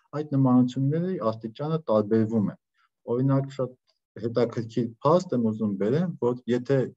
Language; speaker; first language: Armenian; native; Armenian